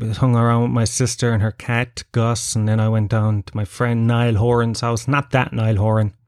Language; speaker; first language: English; native; English